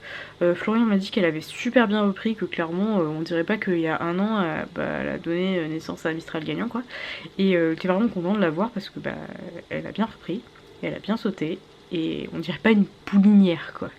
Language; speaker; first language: French; native; French